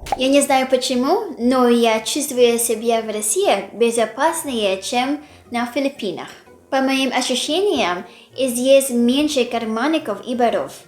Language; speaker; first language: Russian; non-native, fluent; Filipino